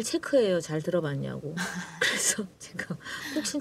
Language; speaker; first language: Korean; native; Korean